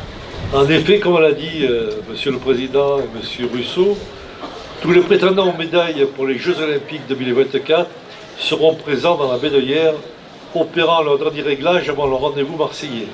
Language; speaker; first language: French; native; French